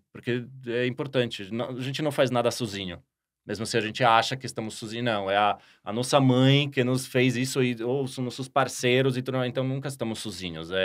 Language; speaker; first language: Portuguese; non-native, fluent; Slovak